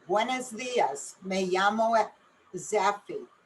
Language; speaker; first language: Spanish; non-native, learner; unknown